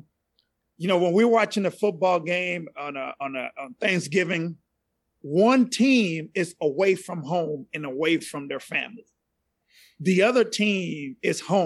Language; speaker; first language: English; non-native, fluent; Spanish